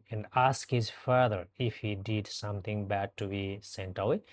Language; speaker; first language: English; non-native, local second language; Nepali